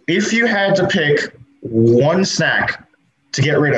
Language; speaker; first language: English; native; English